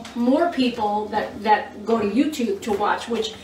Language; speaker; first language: English; native; English